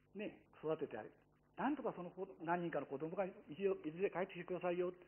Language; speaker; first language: Japanese; native; Japanese